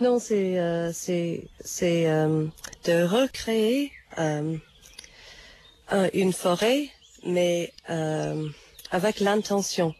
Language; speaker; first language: French; non-native, fluent; English